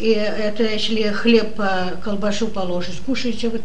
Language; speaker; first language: Russian; non-native, learner; Dutch